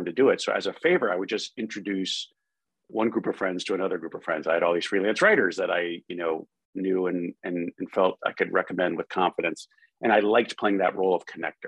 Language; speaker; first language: English; native; English